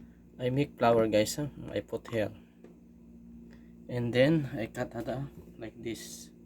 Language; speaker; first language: English; non-native, local second language; Filipino